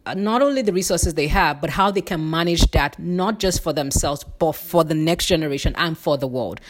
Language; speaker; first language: English; non-native, local second language; Yoruba